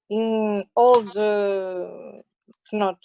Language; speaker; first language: English; non-native, learner; Russian